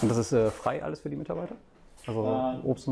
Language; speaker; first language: German; native; German